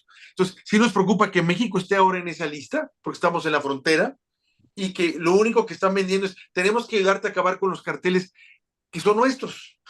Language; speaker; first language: Spanish; native; Spanish